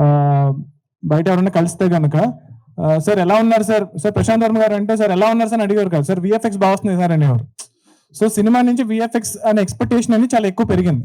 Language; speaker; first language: Telugu; native; Telugu